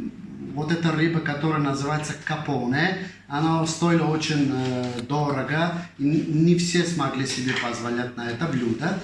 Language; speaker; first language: Russian; non-native, fluent; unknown